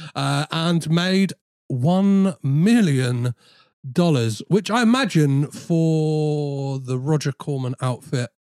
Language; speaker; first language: English; early bilingual, other home language; Greek